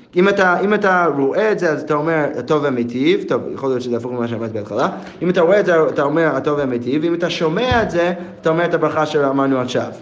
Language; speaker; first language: Hebrew; non-native, fluent; English